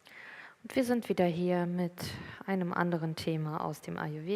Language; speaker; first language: German; native; German